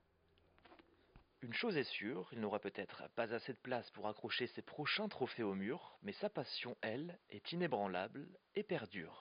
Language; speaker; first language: French; native; French